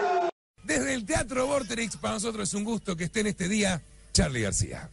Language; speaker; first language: Spanish; native; Spanish